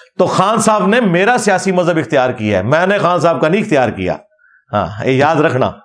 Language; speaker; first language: Urdu; non-native, local second language; Punjabi